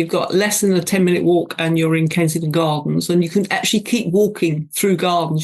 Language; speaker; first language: English; native; English